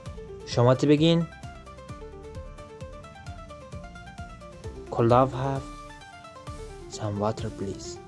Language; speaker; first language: English; non-native, fluent; Persian